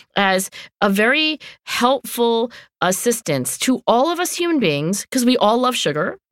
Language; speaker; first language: English; native; English